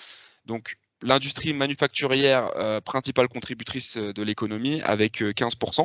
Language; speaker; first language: French; native; French